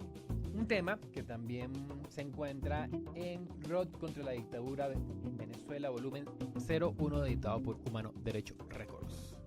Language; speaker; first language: Spanish; native; Spanish